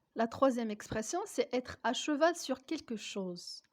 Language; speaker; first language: French; non-native, local second language; Arabic